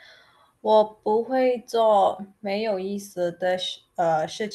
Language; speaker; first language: Chinese; non-native, learner; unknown